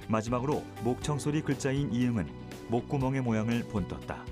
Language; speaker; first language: Korean; native; Korean